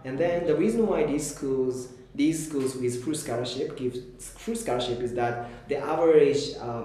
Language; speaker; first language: English; non-native, fluent; Japanese